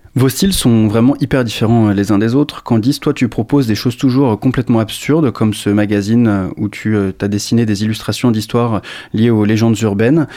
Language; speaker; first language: French; native; French